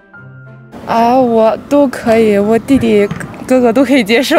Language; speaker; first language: Chinese; native; Chinese